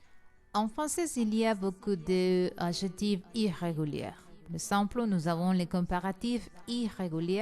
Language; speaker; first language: French; non-native, learner; Spanish